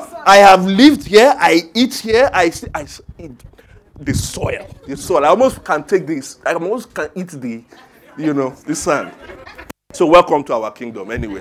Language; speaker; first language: English; non-native, local second language; Yoruba